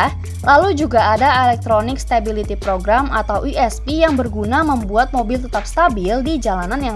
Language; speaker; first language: Indonesian; native; Indonesian